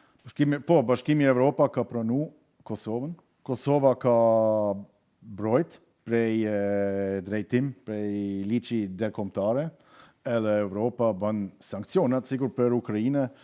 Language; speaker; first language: Albanian; non-native, fluent; German